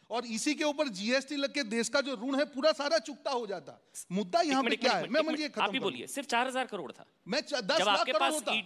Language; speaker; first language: Hindi; non-native, local second language; Gujarati